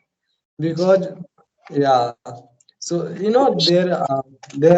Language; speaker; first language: English; non-native, learner; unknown